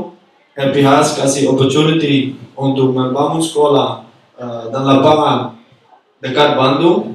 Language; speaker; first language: Indonesian; non-native, learner; Dutch